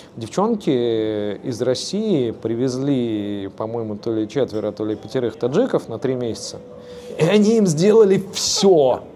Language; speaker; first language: Russian; native; Russian